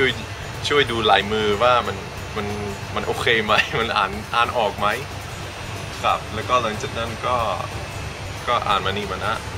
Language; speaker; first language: Thai; non-native, fluent; Dutch